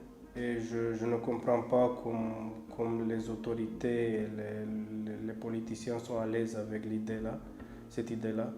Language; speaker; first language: French; non-native, fluent; Romanian